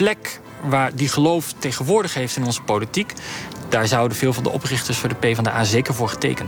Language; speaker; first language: Dutch; native; Dutch